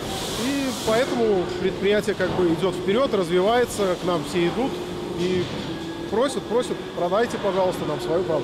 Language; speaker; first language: Russian; native; Russian